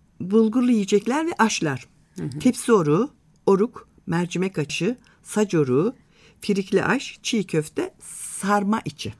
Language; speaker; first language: Turkish; native; Turkish